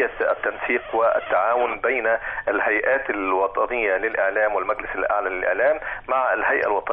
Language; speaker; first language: Arabic; native; Arabic